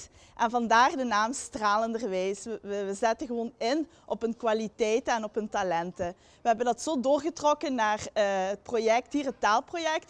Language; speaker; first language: Dutch; native; Dutch